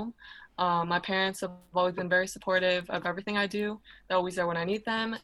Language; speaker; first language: English; native; English